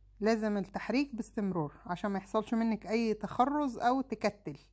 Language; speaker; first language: Arabic; native; Arabic